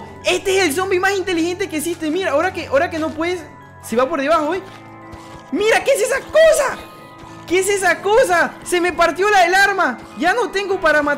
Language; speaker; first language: Spanish; native; Spanish